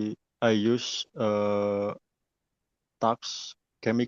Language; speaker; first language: English; non-native, learner; Indonesian